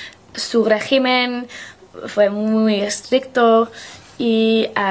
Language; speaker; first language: Spanish; non-native, learner; English